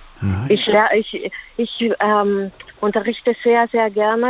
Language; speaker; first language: German; non-native, learner; Spanish